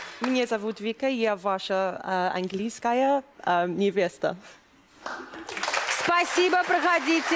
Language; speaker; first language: Russian; non-native, learner; English